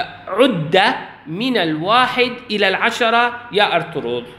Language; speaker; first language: Arabic; non-native, fluent; Turkish